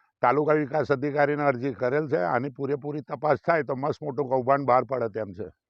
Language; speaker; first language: Gujarati; native; Gujarati